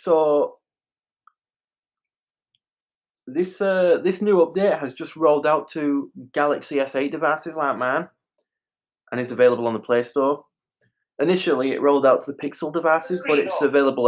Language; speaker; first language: English; native; English